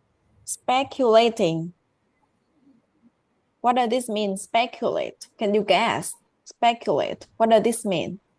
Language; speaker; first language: English; non-native, learner; Vietnamese